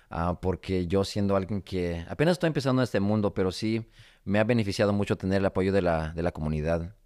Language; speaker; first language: Spanish; early bilingual, heritage; Spanish